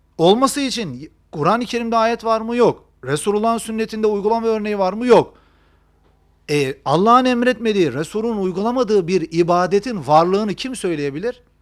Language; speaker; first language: Turkish; native; Turkish